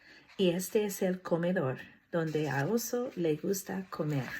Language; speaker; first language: Spanish; non-native, fluent; English